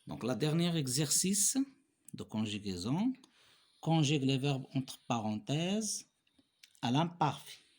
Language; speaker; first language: French; non-native, local second language; Arabic